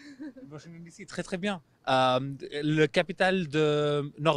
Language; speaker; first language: French; non-native, fluent; English